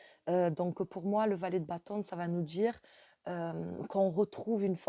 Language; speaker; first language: French; native; French